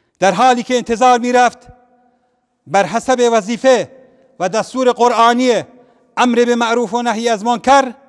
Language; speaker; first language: Persian; non-native, local second language; Central Kurdish